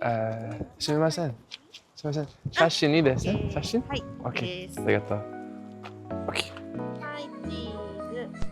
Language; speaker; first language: Japanese; non-native, learner; English